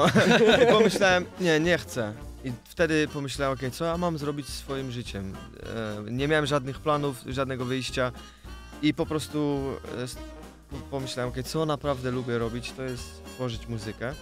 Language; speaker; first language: Polish; early bilingual, other home language; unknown